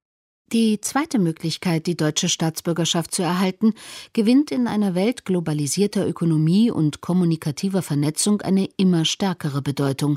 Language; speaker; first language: German; native; German